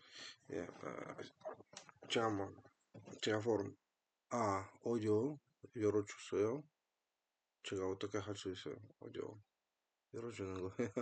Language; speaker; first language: Korean; non-native, fluent; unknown